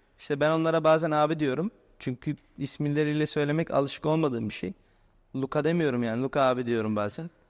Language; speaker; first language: Turkish; native; Turkish